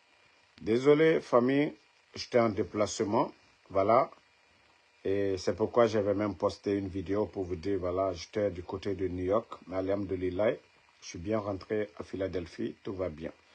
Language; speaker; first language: French; non-native, local second language; Mandingo